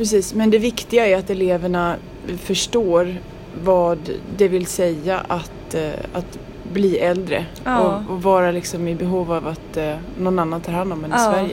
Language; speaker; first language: Swedish; native; Swedish